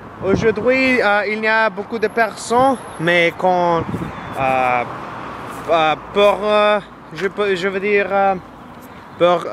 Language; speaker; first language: French; non-native, learner; English